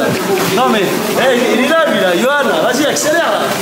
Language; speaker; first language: French; native; French